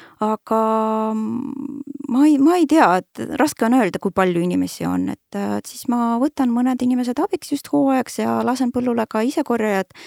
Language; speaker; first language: Estonian; non-native, local second language; Russian